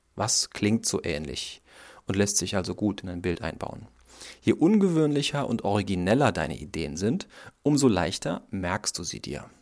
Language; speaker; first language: German; native; German